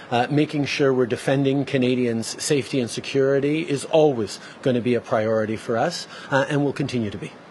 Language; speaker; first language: English; early bilingual, other home language; French